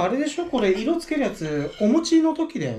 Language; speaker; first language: Japanese; native; Japanese